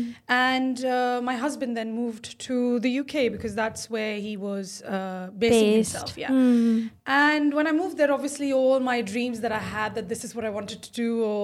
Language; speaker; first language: English; non-native, local second language; Urdu